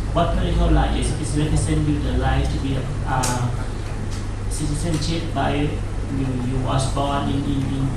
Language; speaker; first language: English; non-native, fluent; Thai